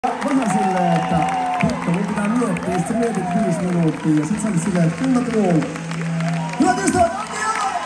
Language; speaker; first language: Finnish; native; Finnish